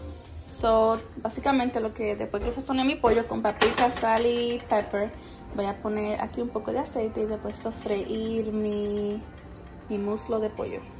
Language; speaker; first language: Spanish; early bilingual, heritage; Spanish